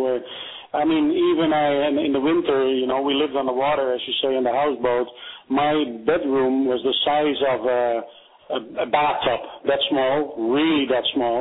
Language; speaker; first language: English; non-native, fluent; Dutch